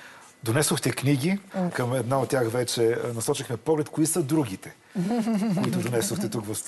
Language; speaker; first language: Bulgarian; native; Bulgarian